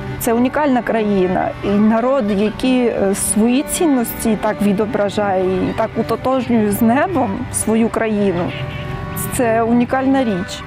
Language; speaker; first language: Ukrainian; non-native, fluent; Georgian